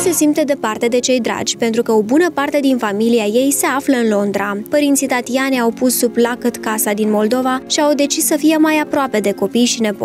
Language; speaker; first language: Romanian; native; Romanian